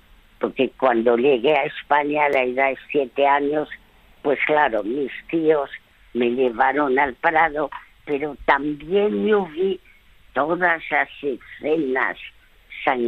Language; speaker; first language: Spanish; early bilingual, other home language; French